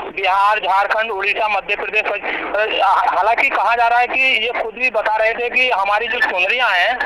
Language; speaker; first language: Hindi; native; Hindi